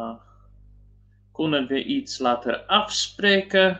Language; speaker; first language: Dutch; non-native, learner; Polish